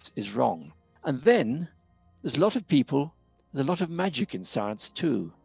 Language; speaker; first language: English; native; English